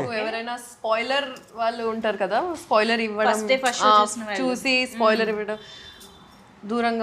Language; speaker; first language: Telugu; non-native, local second language; Urdu